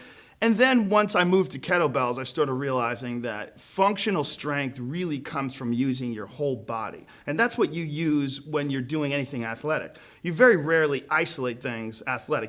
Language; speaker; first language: English; native; English